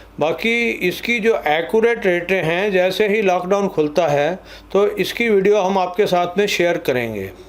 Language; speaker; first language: Hindi; non-native, local second language; Punjabi